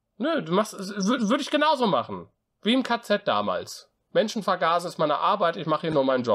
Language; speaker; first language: German; native; German